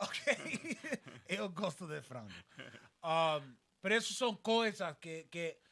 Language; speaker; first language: Portuguese; non-native, learner; Spanish